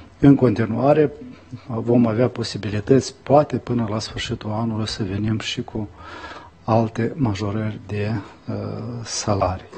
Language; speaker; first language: Romanian; native; Romanian